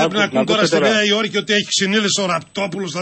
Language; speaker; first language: Greek; native; Greek